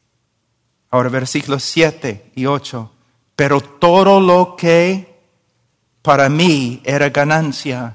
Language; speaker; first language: Spanish; non-native, fluent; English